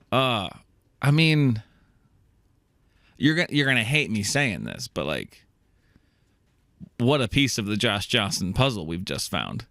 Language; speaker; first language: English; native; English